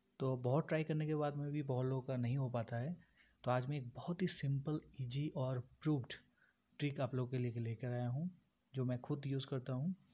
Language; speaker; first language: Hindi; non-native, local second language; Bangla